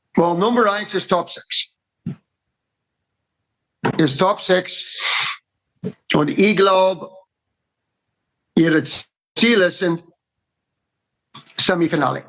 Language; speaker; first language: German; non-native, learner; English